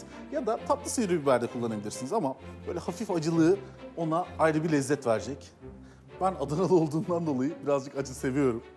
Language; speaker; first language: Turkish; native; Turkish